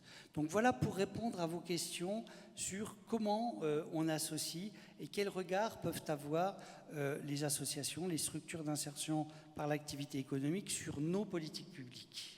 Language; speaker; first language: French; native; French